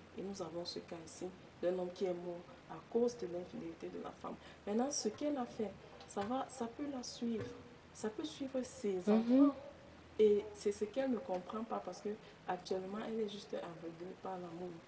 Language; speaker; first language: French; native; French